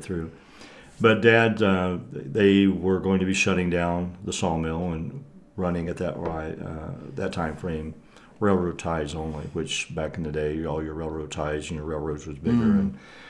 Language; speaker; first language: English; native; English